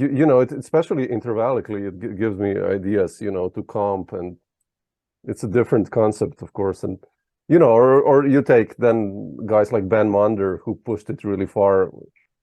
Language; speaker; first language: English; non-native, fluent; Slovenian